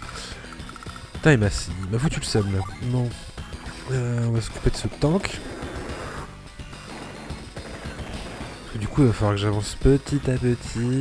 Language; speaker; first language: French; native; French